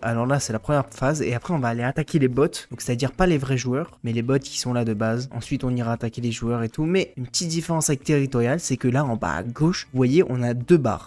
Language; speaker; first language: French; native; French